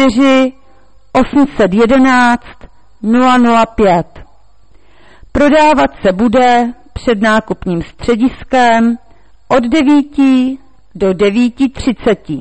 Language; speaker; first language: Czech; native; Czech